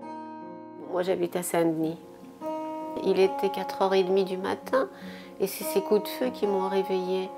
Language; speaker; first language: French; non-native, local second language; Arabic